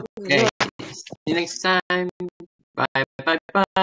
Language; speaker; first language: English; non-native, learner; Russian